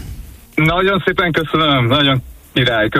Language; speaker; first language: Hungarian; early bilingual, other home language; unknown